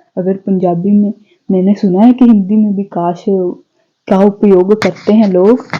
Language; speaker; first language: Hindi; non-native, local second language; Punjabi